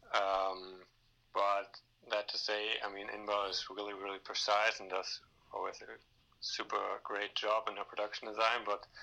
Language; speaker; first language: English; non-native, fluent; Danish